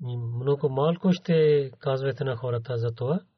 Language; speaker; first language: Bulgarian; non-native, learner; Urdu